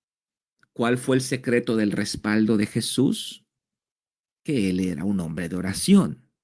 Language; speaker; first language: Spanish; native; Spanish